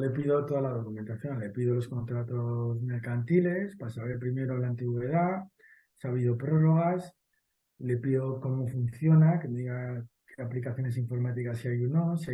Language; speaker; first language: Spanish; native; Spanish